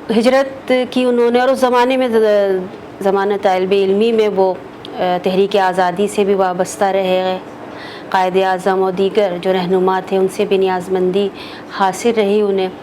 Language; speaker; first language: Urdu; native; Urdu